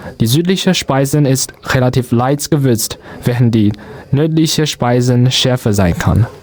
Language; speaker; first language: German; non-native, learner; Chinese